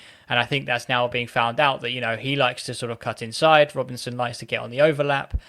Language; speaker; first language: English; native; English